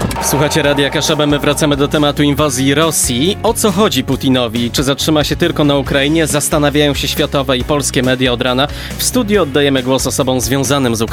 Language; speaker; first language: Polish; native; Polish